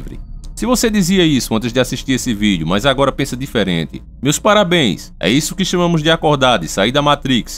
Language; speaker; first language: Portuguese; native; Portuguese